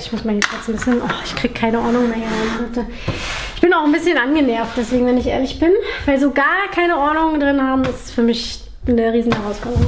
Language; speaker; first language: German; native; German